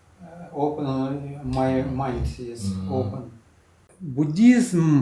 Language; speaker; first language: English; non-native, learner; Russian